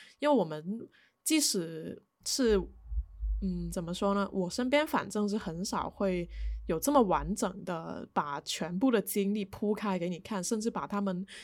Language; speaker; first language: Chinese; native; Chinese